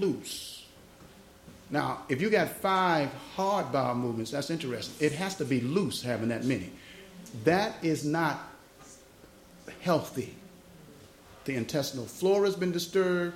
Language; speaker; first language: English; native; English